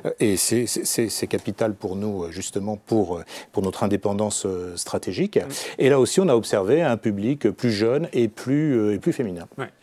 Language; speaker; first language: French; native; French